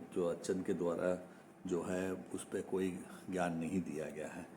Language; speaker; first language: Hindi; non-native, local second language; Malayalam